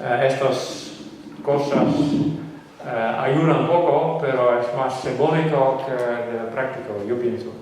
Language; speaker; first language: Spanish; non-native, fluent; Western Frisian